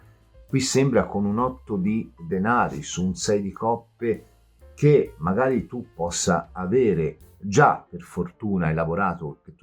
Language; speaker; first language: Italian; native; Italian